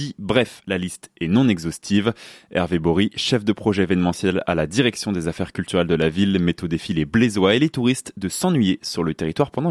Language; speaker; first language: French; native; French